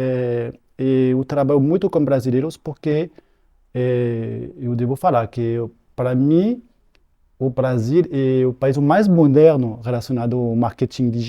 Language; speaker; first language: Portuguese; non-native, fluent; French